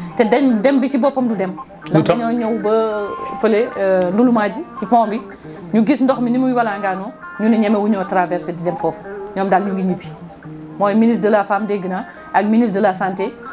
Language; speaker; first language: Wolof; non-native, local second language; Fula